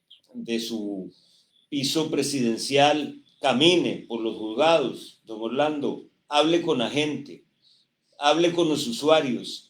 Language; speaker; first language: Spanish; native; Spanish